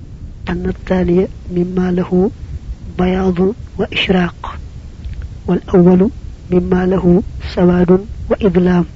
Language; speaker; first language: Arabic; non-native, fluent; Wolof